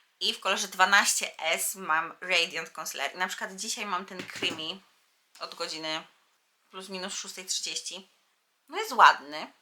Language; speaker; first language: Polish; native; Polish